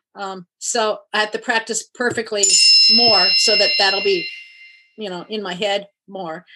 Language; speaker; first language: English; native; English